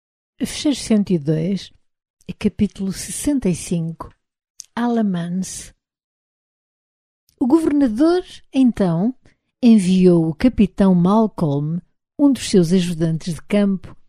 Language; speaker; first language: Portuguese; native; Portuguese